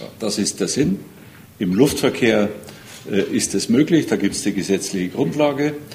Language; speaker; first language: German; native; German